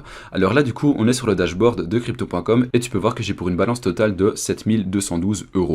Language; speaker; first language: French; native; French